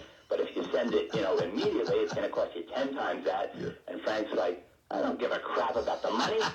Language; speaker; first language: English; native; English